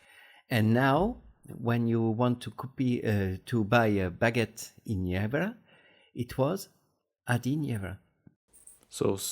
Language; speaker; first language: English; non-native, learner; French